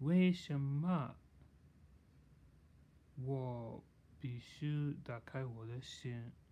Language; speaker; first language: Chinese; non-native, learner; English